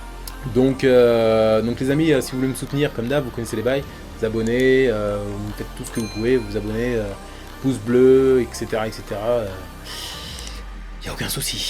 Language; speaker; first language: French; native; French